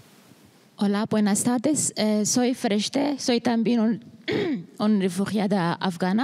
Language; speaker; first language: Spanish; non-native, learner; Persian